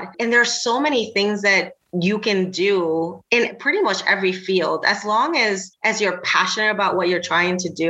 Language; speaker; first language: English; non-native, fluent; Spanish